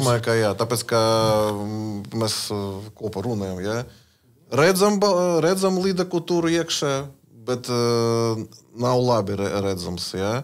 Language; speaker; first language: Latvian; non-native, learner; Russian